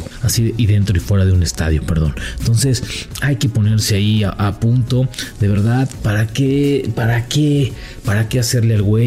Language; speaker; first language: Spanish; native; Spanish